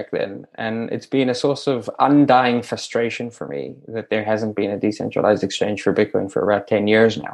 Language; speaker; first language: English; native; English